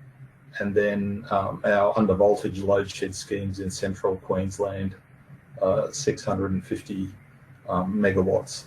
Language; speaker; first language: English; native; English